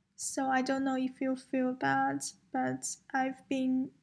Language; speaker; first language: English; non-native, fluent; Chinese